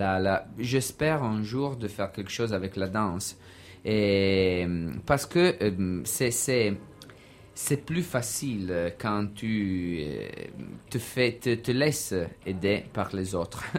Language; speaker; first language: French; non-native, learner; Italian